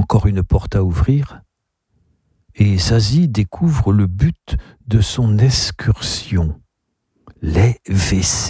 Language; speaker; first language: French; native; French